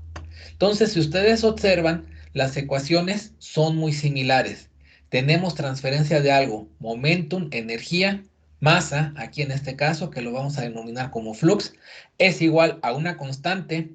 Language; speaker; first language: Spanish; native; Spanish